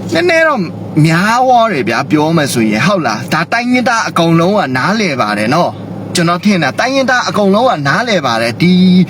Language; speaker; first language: Burmese; non-native, local second language; Mon